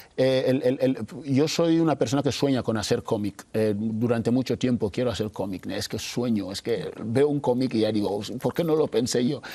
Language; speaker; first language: Spanish; non-native, local second language; Fang